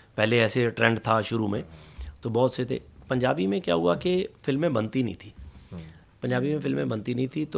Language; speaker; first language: Hindi; non-native, local second language; Punjabi